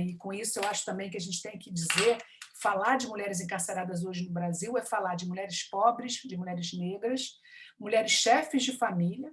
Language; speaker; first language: Portuguese; native; Portuguese